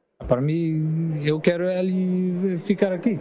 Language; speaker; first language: Portuguese; non-native, learner; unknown